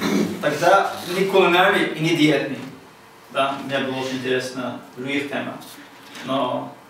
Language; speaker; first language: Russian; non-native, learner; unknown